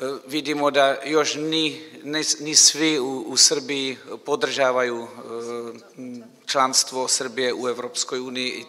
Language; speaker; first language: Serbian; non-native, fluent; Czech